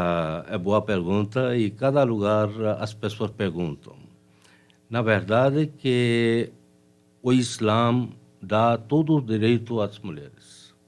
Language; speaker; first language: Portuguese; non-native, fluent; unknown